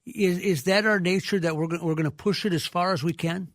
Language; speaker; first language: English; native; English